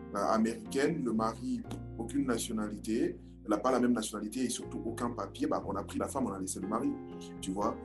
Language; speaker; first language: French; non-native, local second language; Lingala